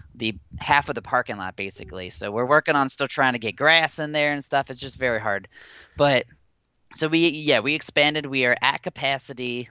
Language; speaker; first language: English; native; English